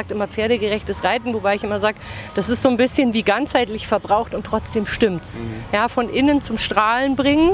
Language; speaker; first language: German; native; German